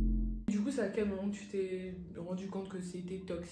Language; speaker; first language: French; native; French